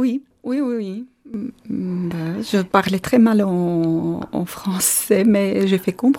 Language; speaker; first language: French; non-native, fluent; Armenian